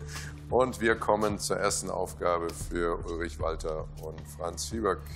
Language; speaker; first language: German; native; German